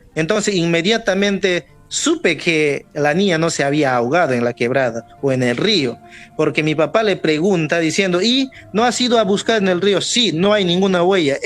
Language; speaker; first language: Spanish; non-native, local second language; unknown